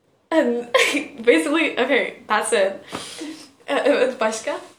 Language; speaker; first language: English; non-native, fluent; Turkish